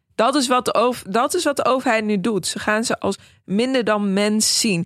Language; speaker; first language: Dutch; early bilingual, other home language; Persian